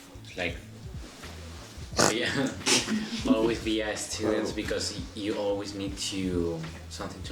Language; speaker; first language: English; non-native, learner; Spanish